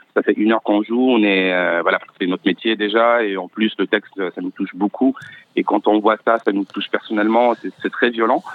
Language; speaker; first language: French; non-native, local second language; Arabic